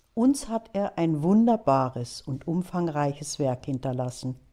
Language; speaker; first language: German; native; German